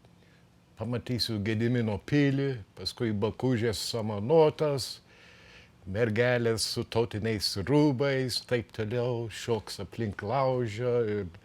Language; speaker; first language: Lithuanian; early bilingual, heritage; Lithuanian